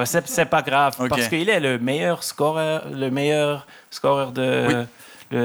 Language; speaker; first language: French; non-native, local second language; German